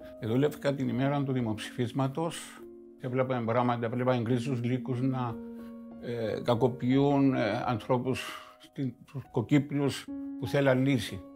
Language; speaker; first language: Greek; native; Greek